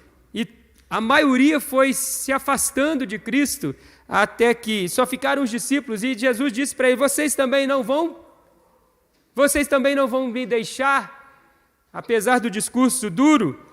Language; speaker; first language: Portuguese; native; Portuguese